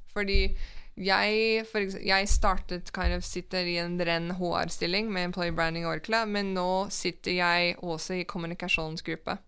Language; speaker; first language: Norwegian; non-native, fluent; English